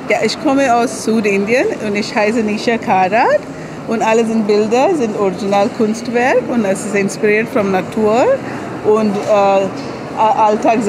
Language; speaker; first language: German; non-native, learner; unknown